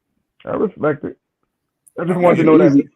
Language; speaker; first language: English; native; English